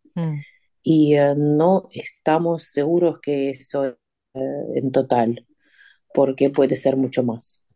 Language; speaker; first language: Spanish; non-native, fluent; Ukrainian